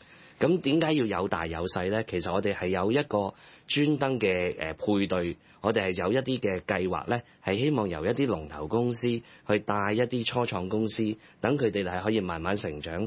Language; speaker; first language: Cantonese; native; Cantonese